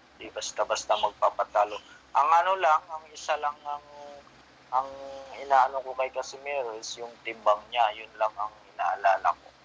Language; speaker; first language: Filipino; non-native, local second language; Cebuano